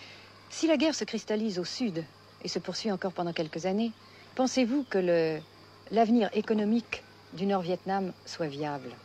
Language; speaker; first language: French; native; French